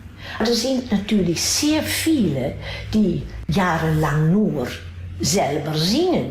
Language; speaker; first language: German; non-native, fluent; Dutch